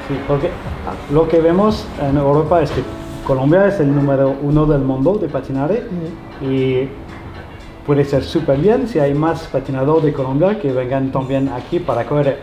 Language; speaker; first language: Spanish; non-native, learner; French